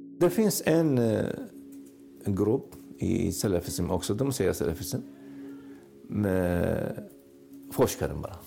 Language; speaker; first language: Swedish; non-native, learner; Arabic